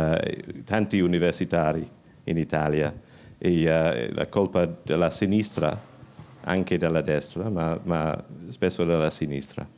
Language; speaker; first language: Italian; non-native, learner; English